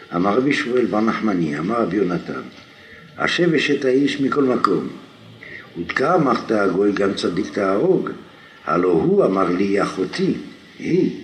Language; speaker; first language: Hebrew; non-native, fluent; French